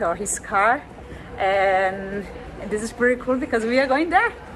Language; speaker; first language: English; non-native, fluent; Portuguese